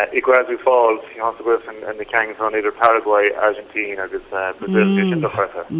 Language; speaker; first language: Irish; native; Irish